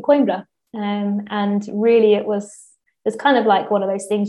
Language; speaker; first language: English; native; English